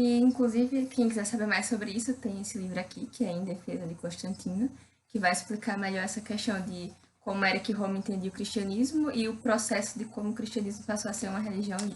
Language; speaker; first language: Portuguese; native; Portuguese